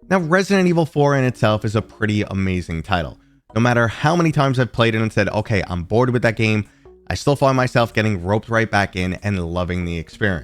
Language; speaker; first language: English; native; English